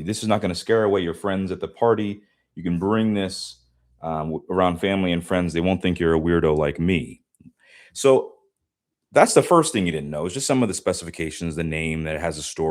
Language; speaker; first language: English; native; English